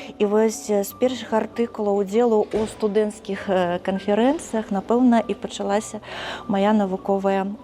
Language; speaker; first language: Belarusian; native; Belarusian